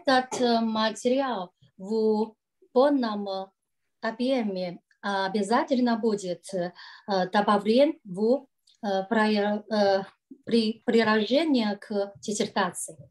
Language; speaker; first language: Russian; non-native, learner; Chinese